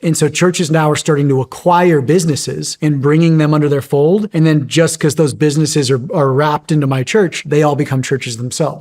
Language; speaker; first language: English; native; English